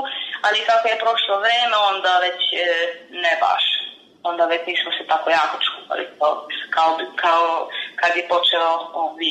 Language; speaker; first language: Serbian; non-native, local second language; Hungarian